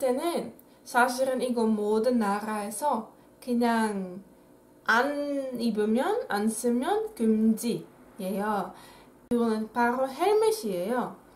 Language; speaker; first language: Korean; non-native, fluent; Dutch